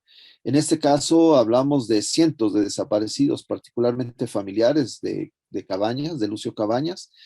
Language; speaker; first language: Spanish; native; Spanish